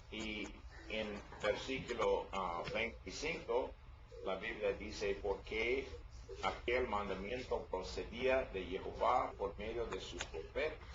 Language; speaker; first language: Spanish; non-native, learner; English